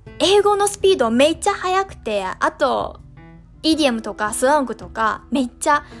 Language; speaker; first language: Japanese; non-native, fluent; Chinese